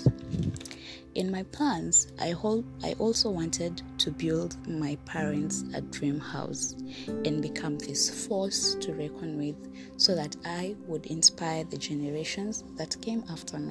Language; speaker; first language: English; non-native, local second language; Luo (Kenya and Tanzania)